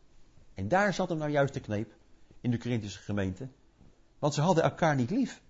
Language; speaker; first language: Dutch; native; Dutch